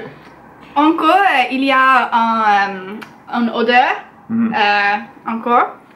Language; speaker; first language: French; non-native, learner; English